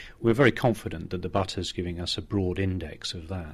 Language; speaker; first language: English; native; English